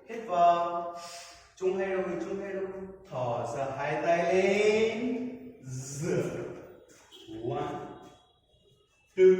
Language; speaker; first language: Vietnamese; non-native, learner; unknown